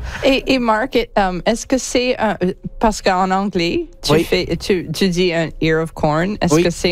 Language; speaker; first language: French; non-native, local second language; English